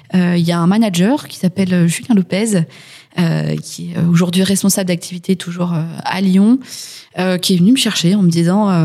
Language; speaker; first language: French; native; French